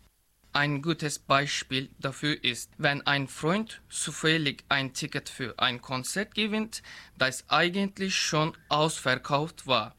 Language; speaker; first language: German; non-native, learner; Turkish